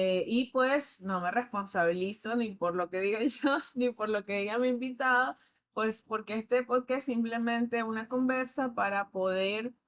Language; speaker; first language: Spanish; native; Spanish